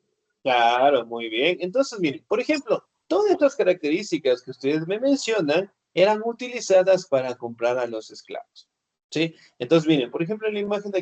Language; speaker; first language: Spanish; native; Spanish